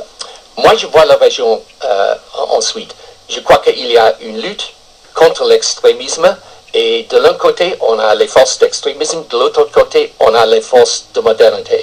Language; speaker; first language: French; non-native, fluent; English